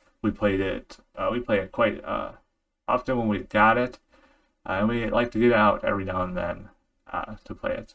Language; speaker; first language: English; native; English